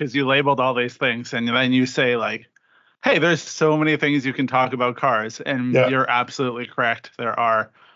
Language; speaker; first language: English; native; English